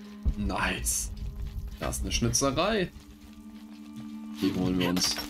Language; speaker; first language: German; native; German